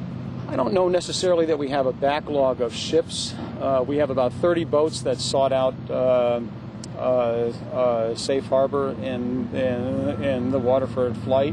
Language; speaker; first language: English; native; English